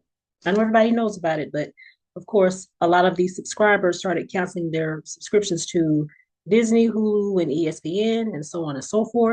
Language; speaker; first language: English; native; English